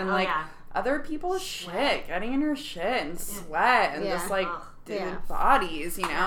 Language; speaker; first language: English; native; English